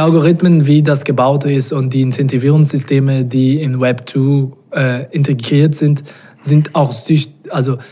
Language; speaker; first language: German; non-native, fluent; Portuguese